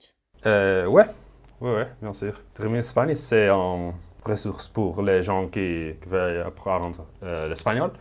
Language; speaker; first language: French; non-native, fluent; Spanish